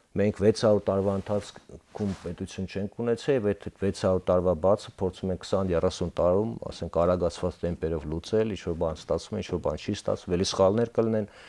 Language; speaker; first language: Armenian; native; Armenian